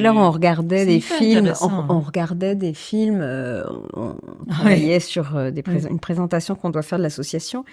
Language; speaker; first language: French; native; French